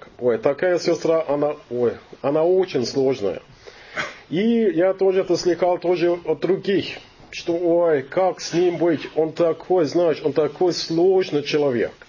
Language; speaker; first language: Russian; non-native, fluent; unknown